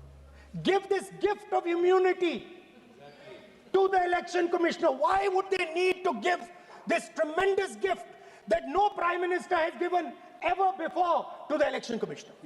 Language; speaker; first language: English; non-native, local second language; Hindi